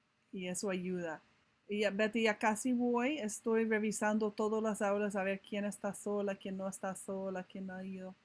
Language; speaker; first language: Spanish; non-native, fluent; English